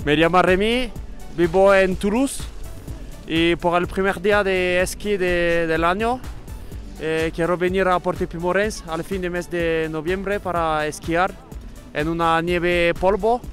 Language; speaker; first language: Spanish; non-native, learner; French